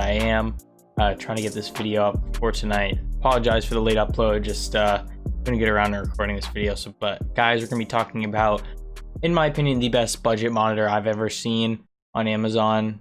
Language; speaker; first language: English; native; English